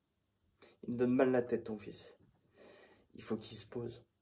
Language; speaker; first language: French; native; French